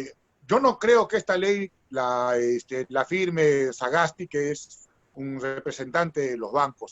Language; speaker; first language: Spanish; native; Spanish